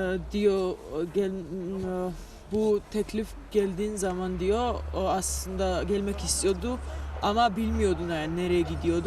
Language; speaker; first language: Turkish; non-native, fluent; Georgian